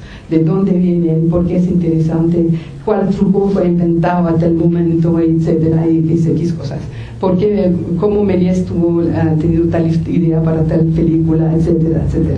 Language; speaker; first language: Spanish; non-native, fluent; French